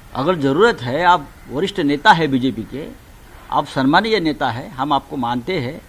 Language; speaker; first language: Hindi; non-native, local second language; Marathi